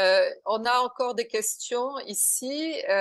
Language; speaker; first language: French; non-native, fluent; Portuguese